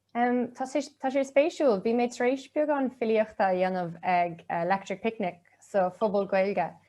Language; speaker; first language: Irish; non-native, local second language; English